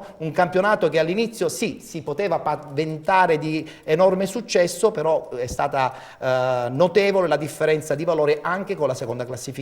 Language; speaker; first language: Italian; native; Italian